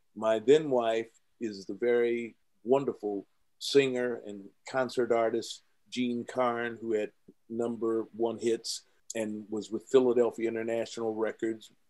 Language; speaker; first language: English; native; English